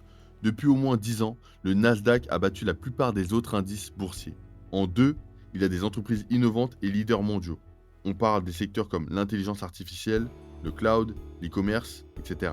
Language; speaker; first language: French; native; French